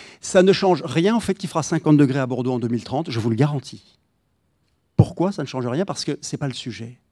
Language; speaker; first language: French; native; French